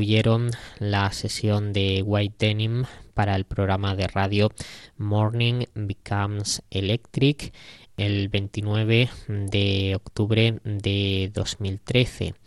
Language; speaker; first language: Spanish; native; Spanish